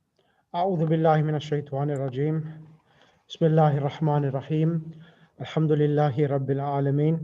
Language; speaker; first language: Arabic; non-native, fluent; English